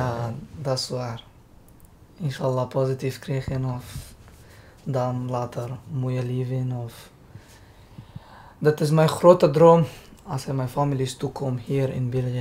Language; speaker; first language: Dutch; non-native, learner; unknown